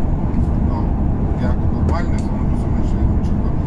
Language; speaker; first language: Polish; non-native, learner; Russian